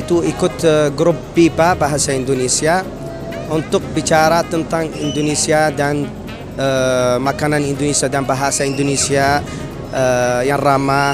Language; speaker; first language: Indonesian; non-native, fluent; Arabic